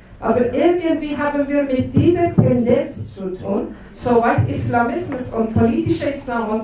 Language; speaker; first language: German; non-native, fluent; Persian